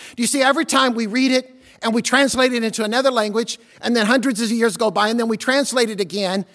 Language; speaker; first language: English; native; English